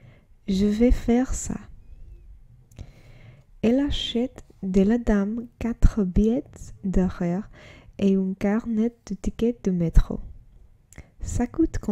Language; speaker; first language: French; non-native, learner; English